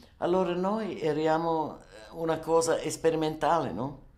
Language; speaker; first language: Italian; non-native, learner; German